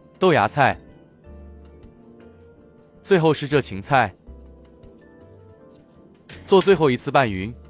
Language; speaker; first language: Chinese; native; Chinese